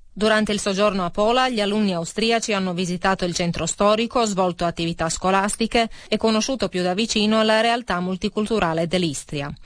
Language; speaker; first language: Italian; native; Italian